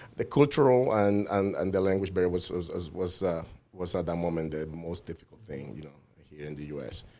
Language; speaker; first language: English; non-native, fluent; Spanish